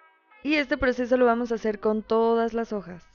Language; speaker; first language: Spanish; native; Spanish